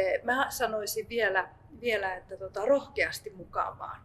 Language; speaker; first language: Finnish; native; Finnish